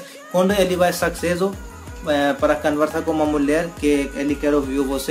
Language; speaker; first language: Portuguese; non-native, learner; Hindi